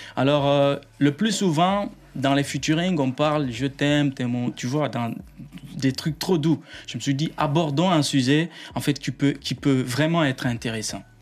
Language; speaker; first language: French; non-native, local second language; Fula